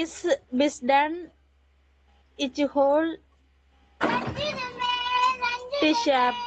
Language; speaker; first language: German; non-native, learner; Tamil